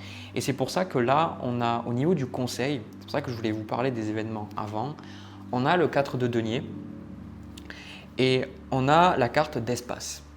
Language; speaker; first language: French; native; French